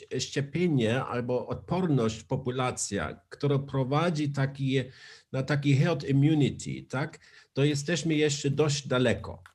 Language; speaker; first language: Polish; non-native, learner; German